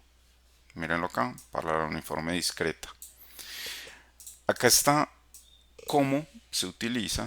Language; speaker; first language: Spanish; native; Spanish